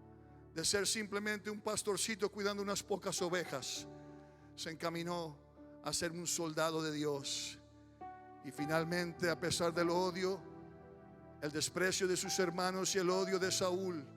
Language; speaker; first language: Spanish; early bilingual, heritage; Spanish